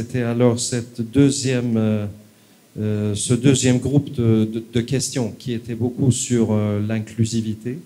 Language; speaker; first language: French; non-native, fluent; Swedish